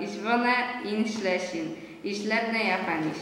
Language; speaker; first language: German; non-native, learner; Polish